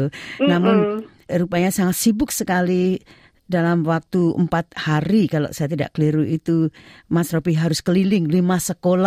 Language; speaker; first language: Indonesian; native; Indonesian